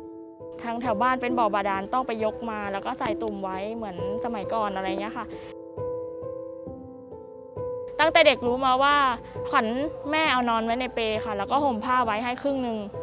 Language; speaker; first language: Thai; native; Thai